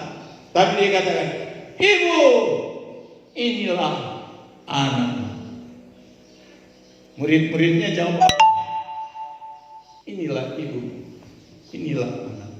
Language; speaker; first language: Malay; native; Malay